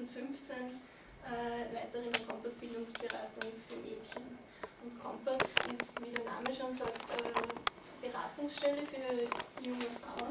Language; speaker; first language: German; native; German